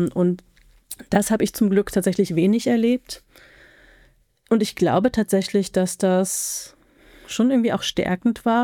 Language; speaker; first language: German; native; German